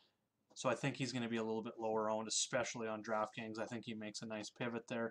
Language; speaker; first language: English; native; English